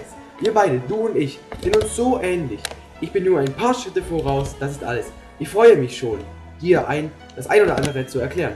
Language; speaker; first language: German; native; German